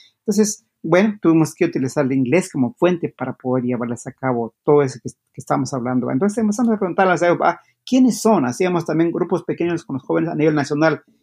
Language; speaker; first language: Spanish; non-native, local second language; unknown